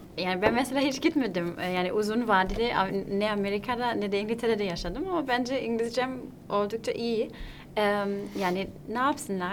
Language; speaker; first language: Turkish; non-native, fluent; German